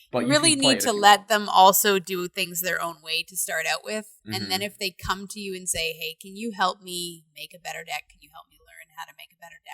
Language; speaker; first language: English; native; English